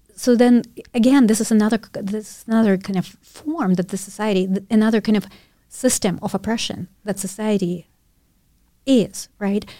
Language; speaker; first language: English; non-native, fluent; Russian